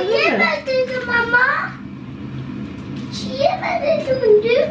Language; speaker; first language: Turkish; early bilingual, heritage; Turkish